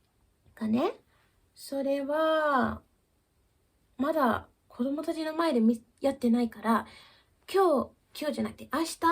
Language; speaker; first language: Japanese; early bilingual, heritage; Japanese